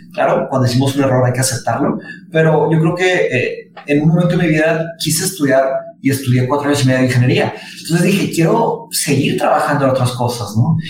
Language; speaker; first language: Spanish; early bilingual, other home language; Portuguese